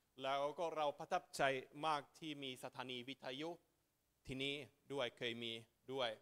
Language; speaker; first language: Thai; non-native, fluent; Finnish